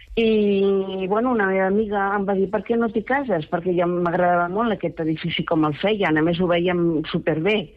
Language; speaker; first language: Catalan; native; Catalan